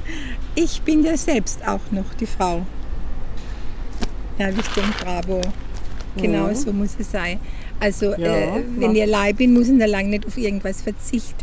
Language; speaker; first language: German; native; German